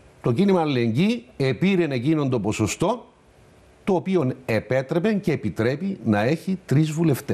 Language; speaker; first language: Greek; native; Greek